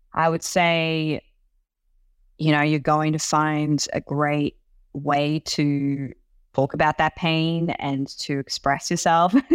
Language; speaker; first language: English; non-native, local second language; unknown